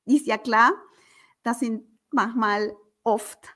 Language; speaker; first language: German; non-native, fluent; Spanish